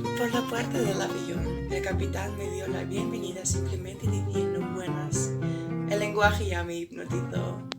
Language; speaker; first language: Spanish; non-native, learner; English